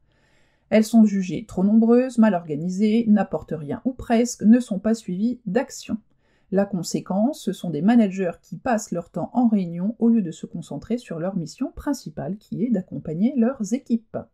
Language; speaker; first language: French; native; French